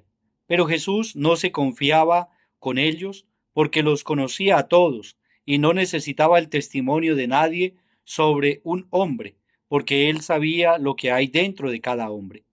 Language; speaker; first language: Spanish; native; Spanish